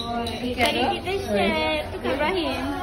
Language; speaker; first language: Malay; native; Malay